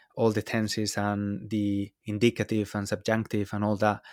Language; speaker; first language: English; non-native, fluent; Spanish